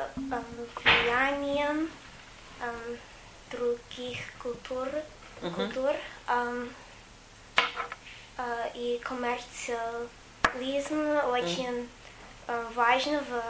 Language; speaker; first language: Russian; non-native, learner; English